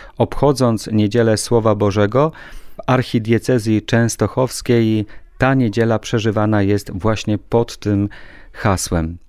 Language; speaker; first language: Polish; native; Polish